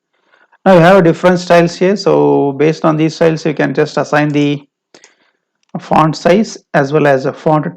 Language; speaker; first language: English; non-native, local second language; Kannada